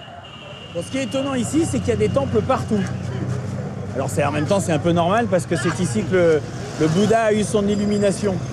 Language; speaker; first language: French; native; French